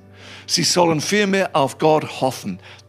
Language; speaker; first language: German; non-native, fluent; English